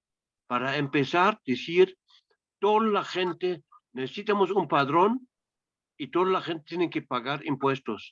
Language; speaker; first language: Spanish; non-native, fluent; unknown